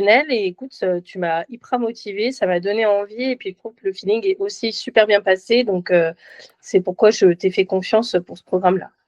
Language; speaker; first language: French; native; French